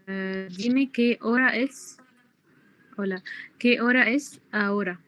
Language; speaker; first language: Spanish; non-native, fluent; Arabic